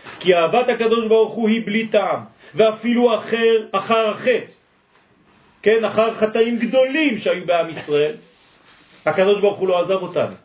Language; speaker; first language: Hebrew; non-native, fluent; French